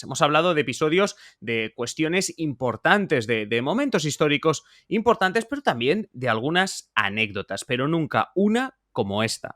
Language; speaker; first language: Spanish; native; Spanish